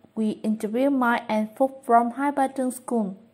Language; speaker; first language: English; non-native, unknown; Vietnamese